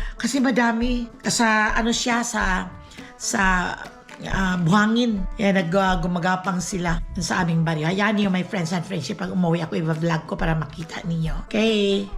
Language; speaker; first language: Filipino; non-native, local second language; Cebuano